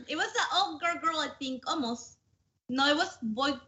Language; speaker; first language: English; non-native, fluent; Spanish